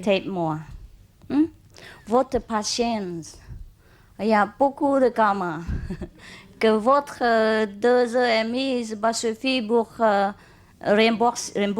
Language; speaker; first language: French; non-native, learner; Vietnamese